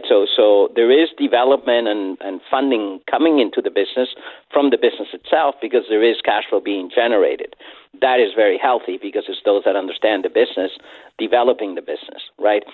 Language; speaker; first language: English; non-native, fluent; Spanish